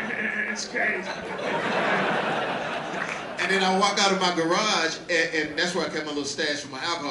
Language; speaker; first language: English; native; English